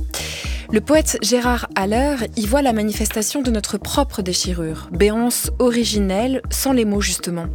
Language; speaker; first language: French; native; French